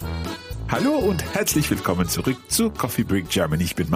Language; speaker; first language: German; non-native, learner; English